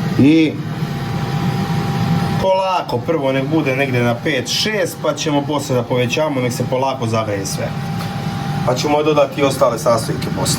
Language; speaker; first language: Croatian; native; Croatian